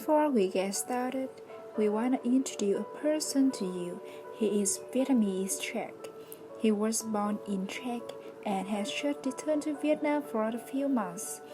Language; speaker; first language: English; non-native, learner; Vietnamese